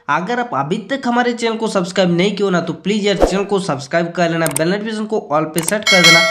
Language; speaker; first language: Hindi; native; Hindi